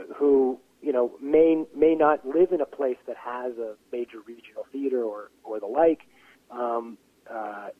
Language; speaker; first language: English; native; English